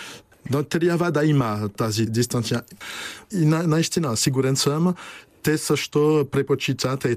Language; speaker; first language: Bulgarian; non-native, learner; French